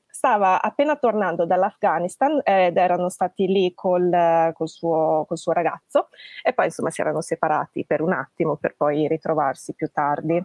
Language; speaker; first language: Italian; native; Italian